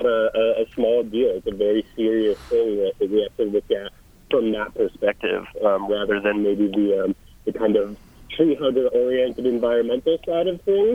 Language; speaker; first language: English; native; English